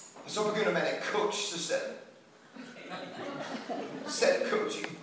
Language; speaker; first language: Danish; non-native, fluent; English